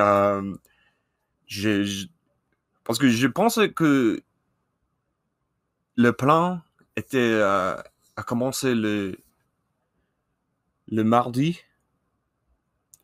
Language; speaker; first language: French; non-native, learner; English